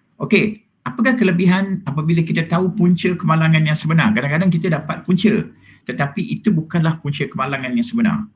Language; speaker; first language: Malay; native; Malay